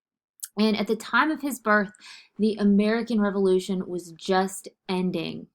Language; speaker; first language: English; native; English